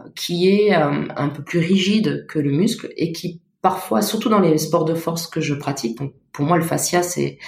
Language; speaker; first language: French; native; French